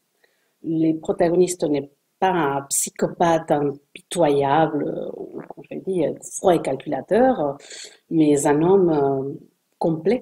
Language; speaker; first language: French; non-native, fluent; Spanish